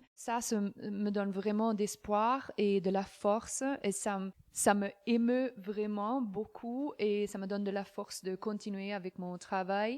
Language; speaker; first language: French; non-native, fluent; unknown